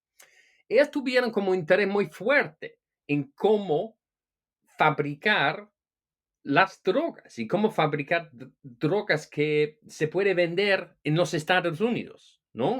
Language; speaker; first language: Spanish; non-native, fluent; English